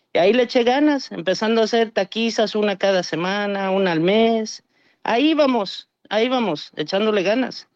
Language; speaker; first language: Spanish; early bilingual, heritage; Spanish